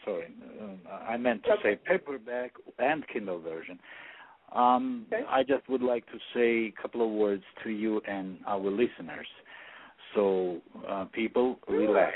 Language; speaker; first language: English; non-native, fluent; Russian